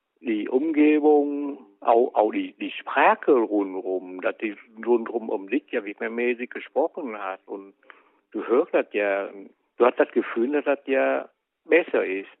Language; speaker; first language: German; non-native, fluent; Vietnamese